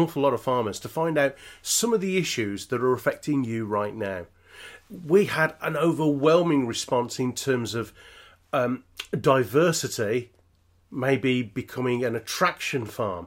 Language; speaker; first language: English; native; English